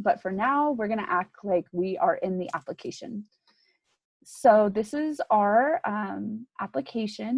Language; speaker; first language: English; native; English